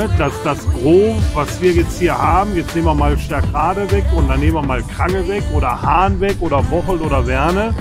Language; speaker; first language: German; native; German